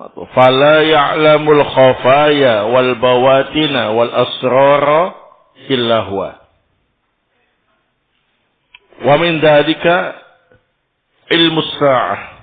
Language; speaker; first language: Arabic; non-native, fluent; Indonesian